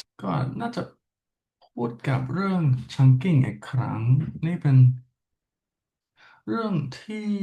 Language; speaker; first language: Thai; non-native, learner; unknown